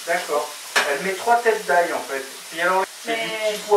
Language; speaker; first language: French; native; French